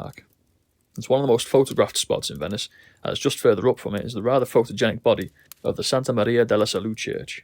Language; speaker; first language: English; native; English